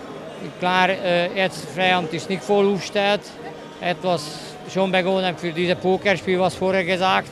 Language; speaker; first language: German; non-native, learner; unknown